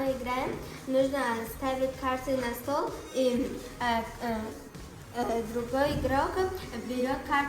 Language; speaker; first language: Russian; non-native, local second language; Tajik